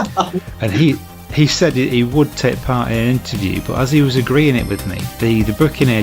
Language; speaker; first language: English; native; English